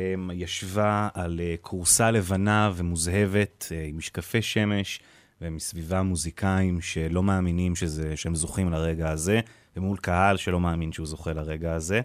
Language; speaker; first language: Hebrew; native; Hebrew